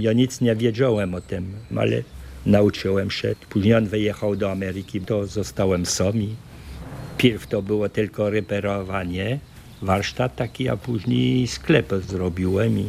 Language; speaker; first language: Polish; early bilingual, heritage; French